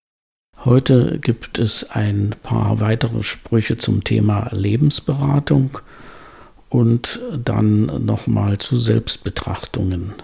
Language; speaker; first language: German; native; German